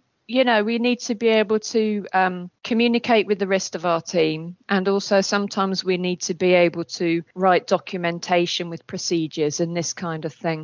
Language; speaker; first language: English; native; English